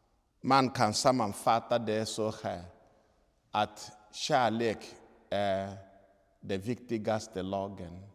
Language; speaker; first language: Swedish; non-native, fluent; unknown